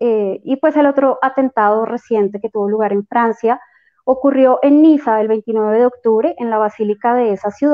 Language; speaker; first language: Spanish; native; Spanish